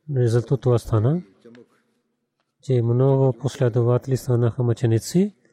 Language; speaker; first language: Bulgarian; non-native, learner; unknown